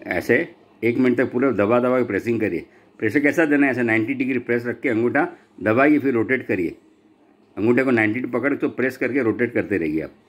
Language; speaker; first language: Hindi; non-native, local second language; Gujarati